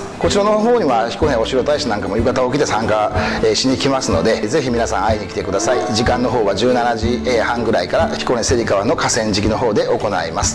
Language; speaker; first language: Japanese; native; Japanese